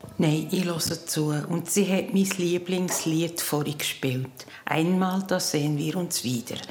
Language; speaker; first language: German; native; German